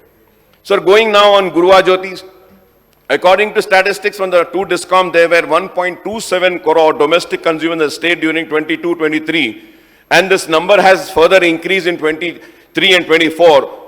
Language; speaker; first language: English; non-native, local second language; Urdu